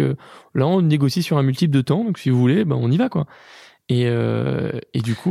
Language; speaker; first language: French; native; French